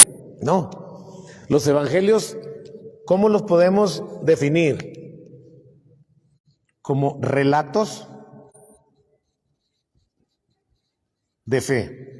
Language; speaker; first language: Spanish; native; Spanish